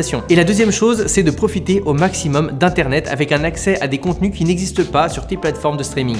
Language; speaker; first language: French; native; French